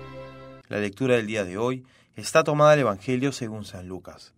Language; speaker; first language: Spanish; native; Spanish